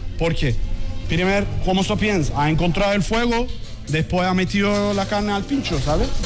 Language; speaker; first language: Spanish; non-native, learner; Turkish